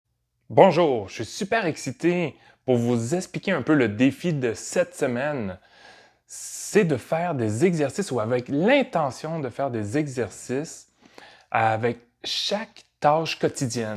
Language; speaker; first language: French; native; French